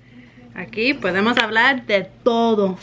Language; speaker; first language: Spanish; early bilingual, heritage; Spanish